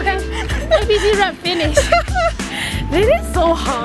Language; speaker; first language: English; non-native, learner; Chinese